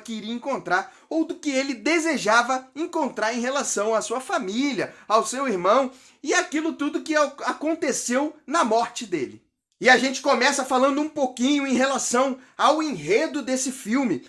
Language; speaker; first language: Portuguese; native; Portuguese